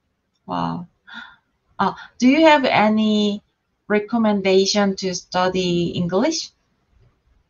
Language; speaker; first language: English; non-native, learner; Korean